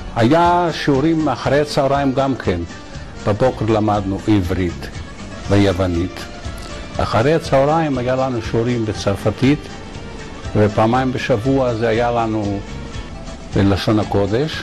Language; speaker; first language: Hebrew; non-native, fluent; Greek